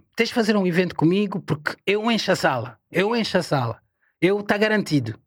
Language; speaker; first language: Portuguese; non-native, fluent; French